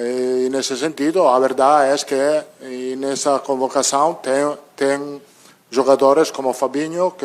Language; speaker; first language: Portuguese; non-native, learner; Italian